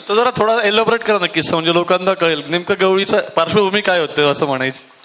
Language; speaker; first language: Marathi; native; Marathi